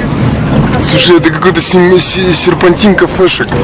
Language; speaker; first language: Russian; native; Russian